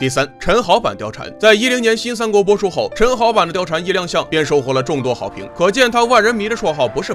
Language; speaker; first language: Chinese; native; Chinese